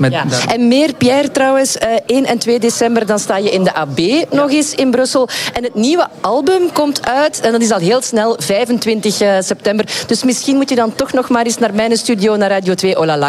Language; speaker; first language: Dutch; native; Dutch